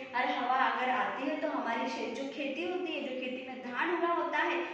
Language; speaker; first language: Hindi; non-native, local second language; Marathi